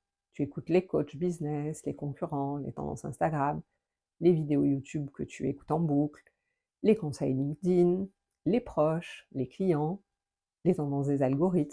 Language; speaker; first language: French; native; French